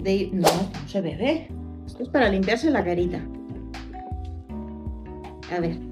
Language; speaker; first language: Spanish; native; Spanish